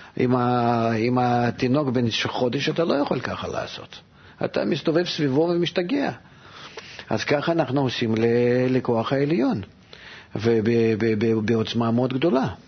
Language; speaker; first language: Hebrew; non-native, fluent; Russian